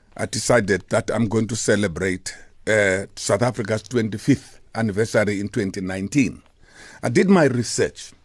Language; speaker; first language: English; non-native, local second language; Xhosa